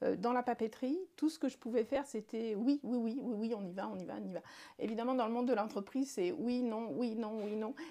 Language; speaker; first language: French; native; French